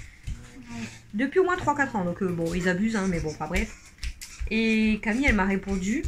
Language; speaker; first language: French; native; French